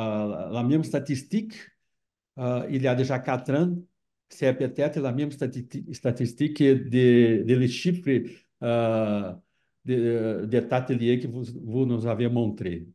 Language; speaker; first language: French; non-native, fluent; Portuguese